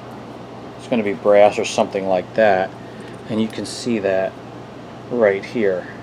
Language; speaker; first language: English; native; English